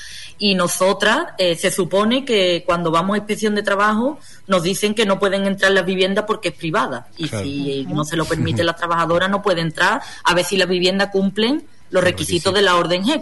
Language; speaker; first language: Spanish; native; Spanish